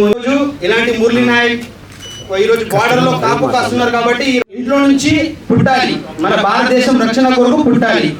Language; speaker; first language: Telugu; non-native, local second language; Lambadi